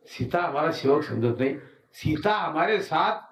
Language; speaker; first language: Hindi; non-native, local second language; Marathi